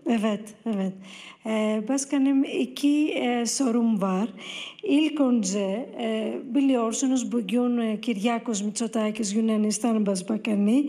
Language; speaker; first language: Turkish; non-native, fluent; Greek